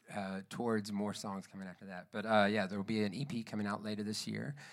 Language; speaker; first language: English; native; English